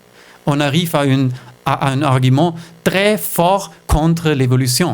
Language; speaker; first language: French; non-native, fluent; German